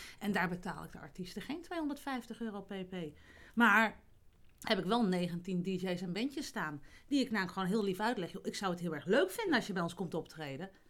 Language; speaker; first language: Dutch; native; Dutch